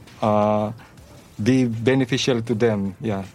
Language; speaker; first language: English; non-native, learner; Malay